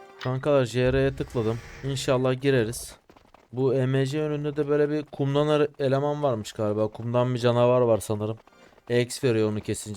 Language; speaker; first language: Turkish; native; Turkish